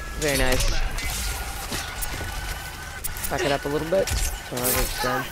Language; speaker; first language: English; native; English